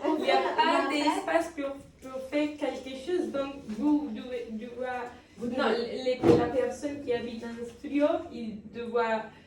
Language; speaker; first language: French; non-native, learner; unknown